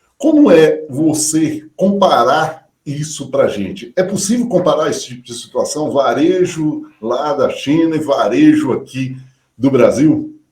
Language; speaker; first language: Portuguese; native; Portuguese